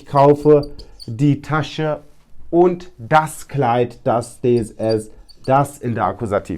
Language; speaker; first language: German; non-native, fluent; Turkish